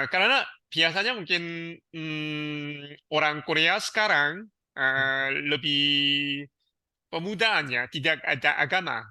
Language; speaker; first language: Indonesian; non-native, learner; Korean